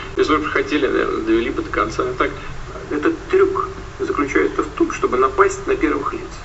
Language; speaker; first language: Russian; native; Russian